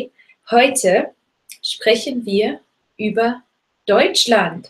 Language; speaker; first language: German; non-native, fluent; English